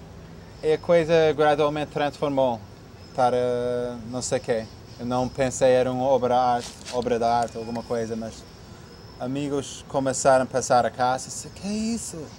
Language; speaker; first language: Portuguese; non-native, fluent; English